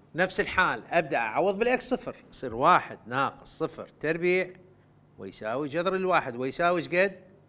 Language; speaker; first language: Arabic; non-native, local second language; Central Kurdish